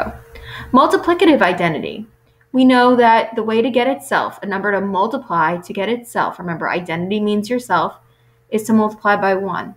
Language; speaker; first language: English; native; English